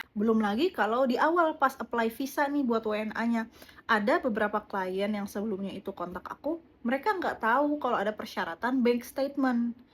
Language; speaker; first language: Indonesian; native; Indonesian